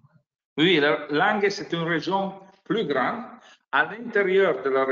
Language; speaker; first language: French; non-native, learner; Italian